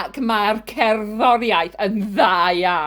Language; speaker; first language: Welsh; non-native, learner; English